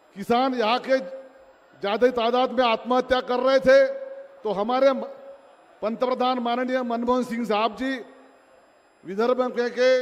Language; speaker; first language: Hindi; non-native, local second language; Marathi